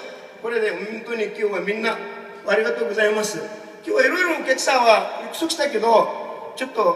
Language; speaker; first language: Japanese; non-native, fluent; Urdu